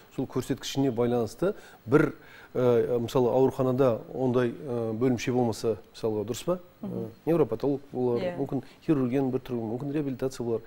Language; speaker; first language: Kazakh; native; Kazakh